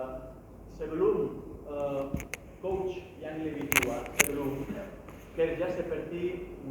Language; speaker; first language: Indonesian; non-native, learner; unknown